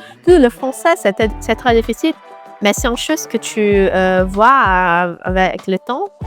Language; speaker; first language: French; non-native, fluent; Portuguese